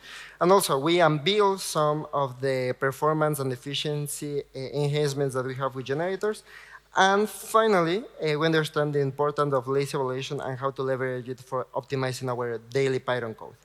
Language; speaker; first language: English; non-native, fluent; Spanish